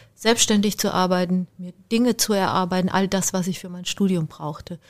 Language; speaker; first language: German; native; German